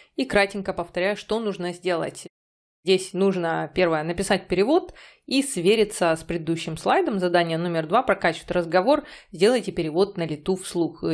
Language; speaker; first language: Russian; native; Russian